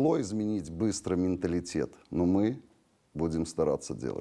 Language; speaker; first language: Polish; non-native, learner; Russian